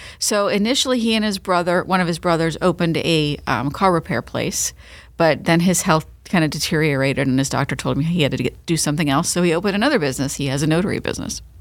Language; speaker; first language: English; native; English